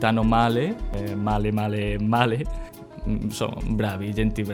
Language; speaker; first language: Italian; non-native, learner; Spanish